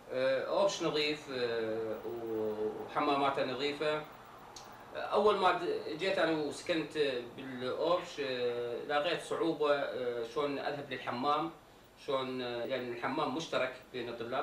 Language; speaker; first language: Arabic; native; Arabic